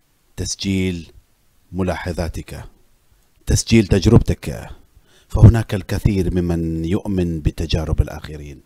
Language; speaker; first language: Arabic; native; Arabic